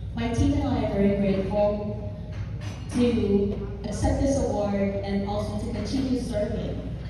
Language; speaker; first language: English; native; English